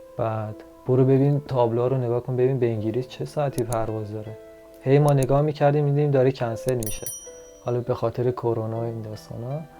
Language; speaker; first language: Persian; non-native, local second language; Azerbaijani